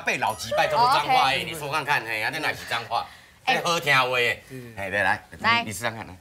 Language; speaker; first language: Chinese; native; Chinese